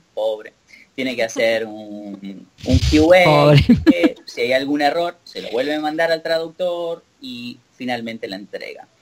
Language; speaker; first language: Spanish; native; Spanish